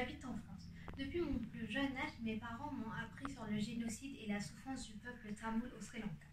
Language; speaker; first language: French; early bilingual, other home language; Tamil